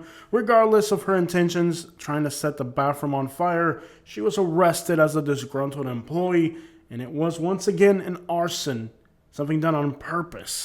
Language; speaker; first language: English; native; English